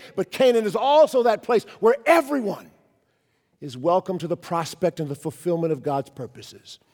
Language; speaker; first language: English; native; English